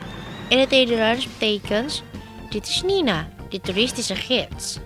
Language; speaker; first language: Dutch; non-native, fluent; Indonesian